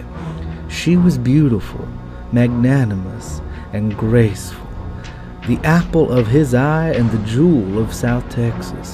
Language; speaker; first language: English; native; English